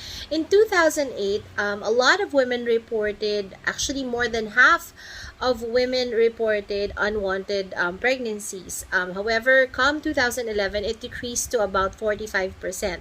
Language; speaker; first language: English; non-native, local second language; Filipino